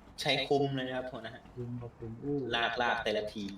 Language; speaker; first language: Thai; native; Thai